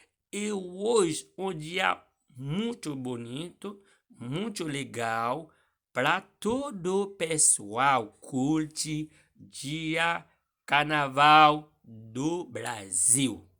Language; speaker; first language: Portuguese; non-native, learner; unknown